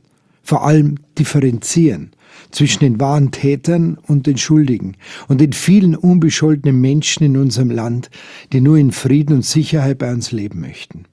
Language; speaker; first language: German; native; German